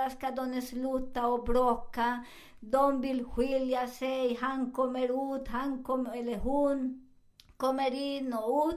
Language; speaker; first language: Swedish; non-native, learner; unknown